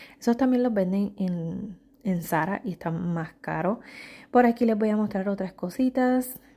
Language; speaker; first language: Spanish; native; Spanish